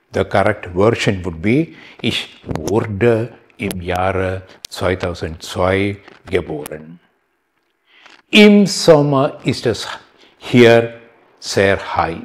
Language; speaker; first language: German; non-native, fluent; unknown